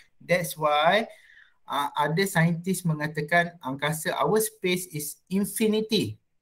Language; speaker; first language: English; non-native, local second language; Malay